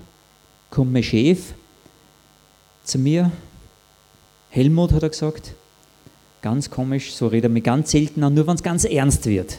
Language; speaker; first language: German; native; German